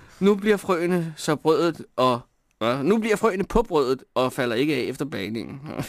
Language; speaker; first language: Danish; native; Danish